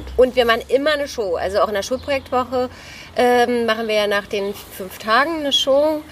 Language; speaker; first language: German; native; German